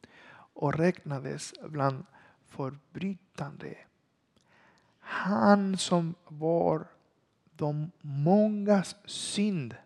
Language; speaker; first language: Swedish; non-native, learner; Spanish